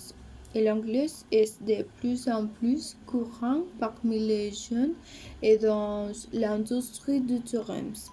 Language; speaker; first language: French; non-native, learner; Spanish